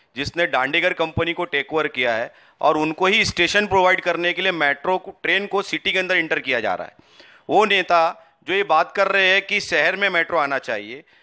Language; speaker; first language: Hindi; non-native, local second language; Urdu